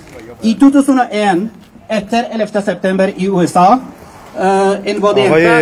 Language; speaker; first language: Norwegian; non-native, fluent; Persian